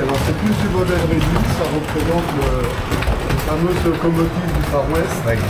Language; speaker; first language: French; native; French